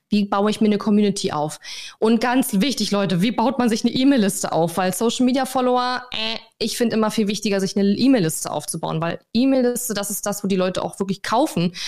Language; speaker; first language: German; native; German